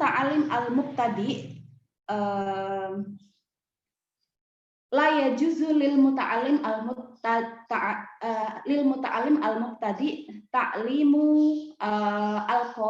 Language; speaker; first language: Arabic; non-native, fluent; Indonesian